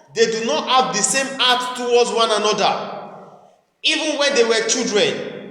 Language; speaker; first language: English; non-native, local second language; Yoruba